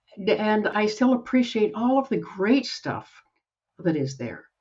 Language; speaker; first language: English; native; English